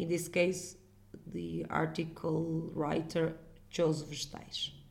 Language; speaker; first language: English; non-native, fluent; Portuguese